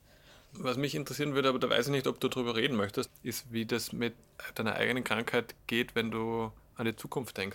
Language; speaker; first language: German; native; German